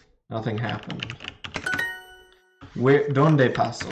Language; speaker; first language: Spanish; non-native, learner; English